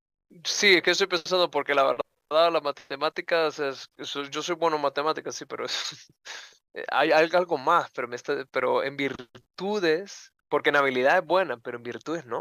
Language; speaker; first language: Spanish; native; Spanish